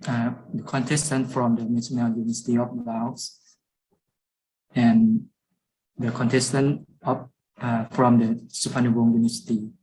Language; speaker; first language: English; non-native, fluent; Lao